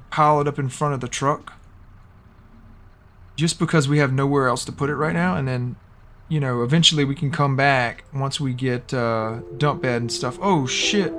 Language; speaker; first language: English; native; English